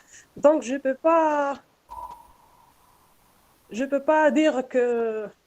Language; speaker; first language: French; non-native, local second language; Arabic